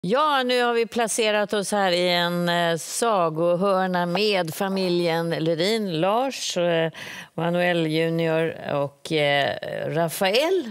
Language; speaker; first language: Swedish; native; Swedish